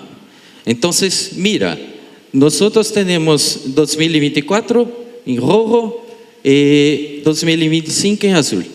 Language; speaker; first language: Spanish; non-native, learner; Portuguese